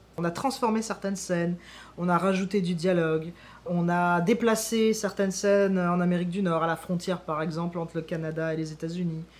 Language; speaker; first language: French; native; French